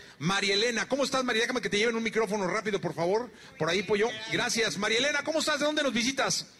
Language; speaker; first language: Spanish; native; Spanish